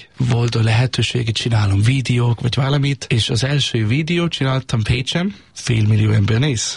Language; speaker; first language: Hungarian; non-native, learner; Danish